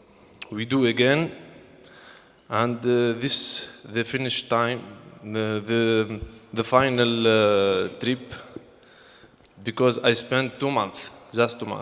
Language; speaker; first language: English; non-native, learner; Arabic